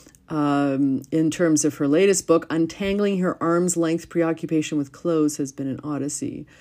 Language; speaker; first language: English; native; English